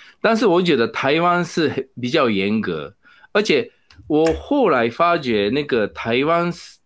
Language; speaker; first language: Chinese; non-native, fluent; Japanese